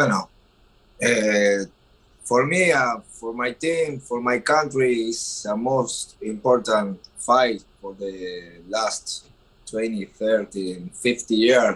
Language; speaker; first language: English; non-native, learner; Spanish